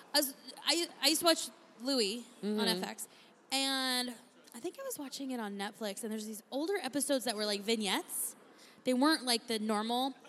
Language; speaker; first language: English; native; English